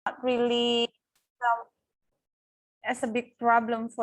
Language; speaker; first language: English; non-native, local second language; Indonesian